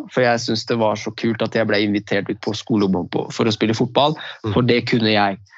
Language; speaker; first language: Norwegian; early bilingual, other home language; Riffian